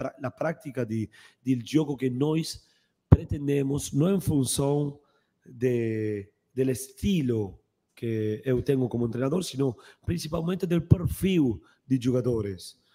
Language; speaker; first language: Portuguese; non-native, learner; Spanish